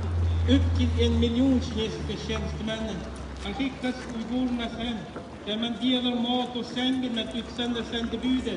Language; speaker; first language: Swedish; non-native, fluent; Uyghur